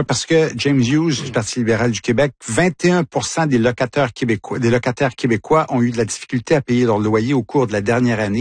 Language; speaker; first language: French; native; French